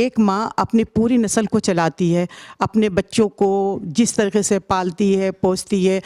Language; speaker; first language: Urdu; native; Urdu